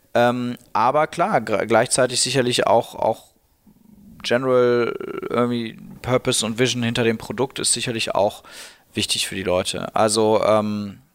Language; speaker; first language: German; native; German